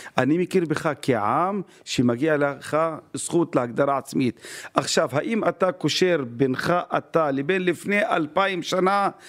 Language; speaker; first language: Hebrew; non-native, local second language; Arabic